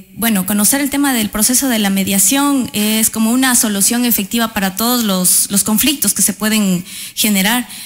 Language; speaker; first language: Spanish; native; Spanish